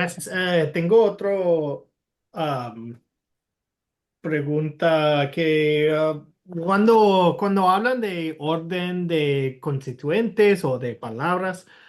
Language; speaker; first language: Spanish; non-native, learner; English